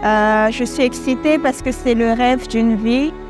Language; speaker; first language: French; early bilingual, other home language; Malagasy